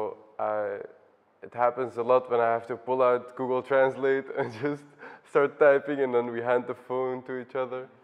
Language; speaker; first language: English; non-native, fluent; Dutch